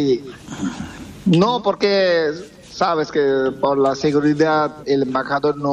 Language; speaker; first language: Spanish; non-native, fluent; Bangla